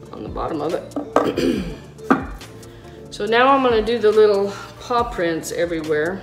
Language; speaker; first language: English; native; English